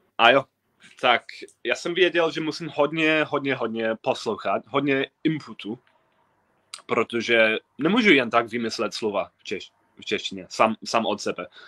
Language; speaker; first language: Czech; non-native, fluent; English